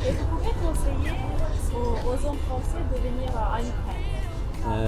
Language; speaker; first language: French; non-native, learner; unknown